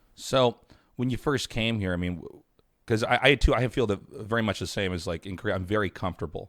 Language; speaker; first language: English; native; English